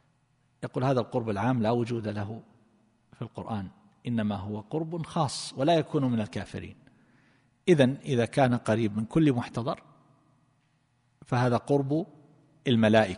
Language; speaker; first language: Arabic; native; Arabic